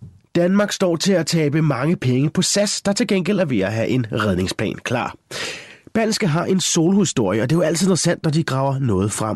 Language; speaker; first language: Danish; native; Danish